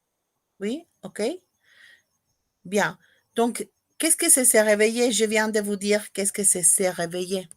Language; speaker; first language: French; non-native, fluent; Spanish